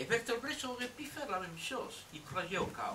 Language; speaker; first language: French; non-native, fluent; Spanish